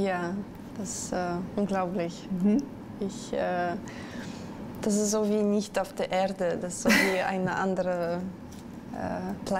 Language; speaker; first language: German; non-native, learner; Russian